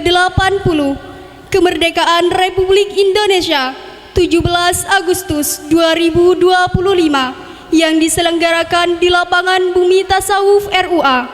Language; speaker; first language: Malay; non-native, local second language; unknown